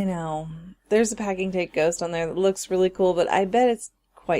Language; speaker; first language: English; native; English